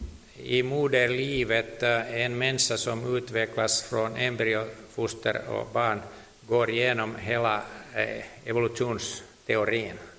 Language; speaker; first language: Swedish; non-native, local second language; Finnish